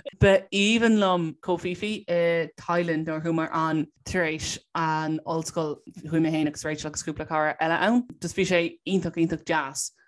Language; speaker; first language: Irish; non-native, local second language; English